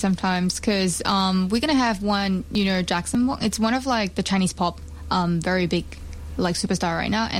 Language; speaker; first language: English; non-native, local second language; Chinese